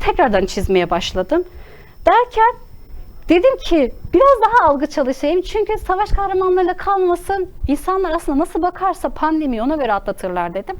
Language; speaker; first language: Turkish; native; Turkish